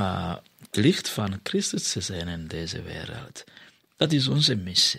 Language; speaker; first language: Dutch; non-native, fluent; Kinyarwanda